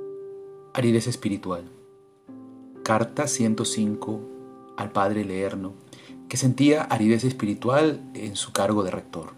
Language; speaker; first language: Spanish; native; Spanish